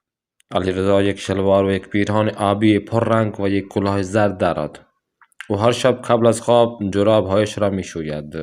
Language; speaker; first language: Persian; non-native, fluent; Urdu